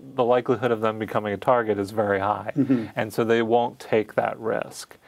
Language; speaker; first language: English; native; English